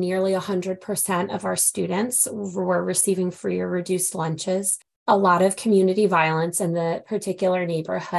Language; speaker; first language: English; native; English